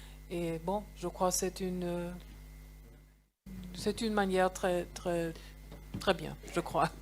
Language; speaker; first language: French; non-native, fluent; German